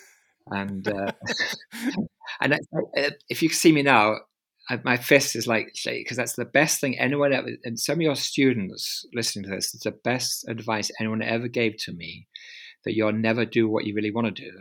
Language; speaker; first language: English; native; English